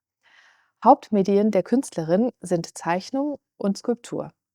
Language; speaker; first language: German; native; German